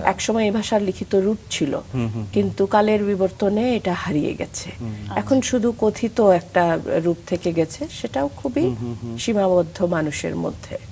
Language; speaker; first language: Bangla; non-native, local second language; Sadri